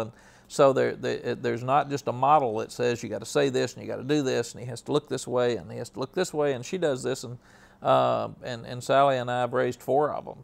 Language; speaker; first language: English; native; English